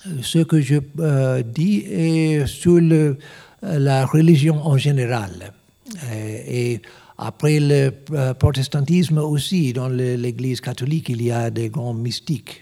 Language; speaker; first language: French; non-native, learner; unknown